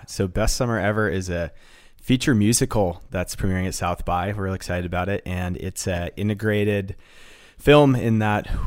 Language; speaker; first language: English; native; English